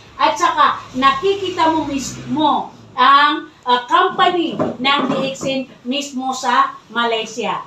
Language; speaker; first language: Filipino; non-native, local second language; Maranao